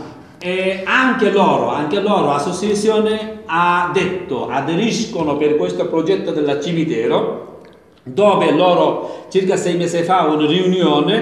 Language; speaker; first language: Italian; non-native, learner; Bangla